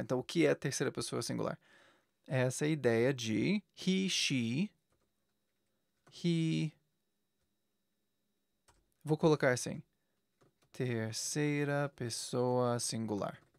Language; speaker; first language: Portuguese; non-native, fluent; English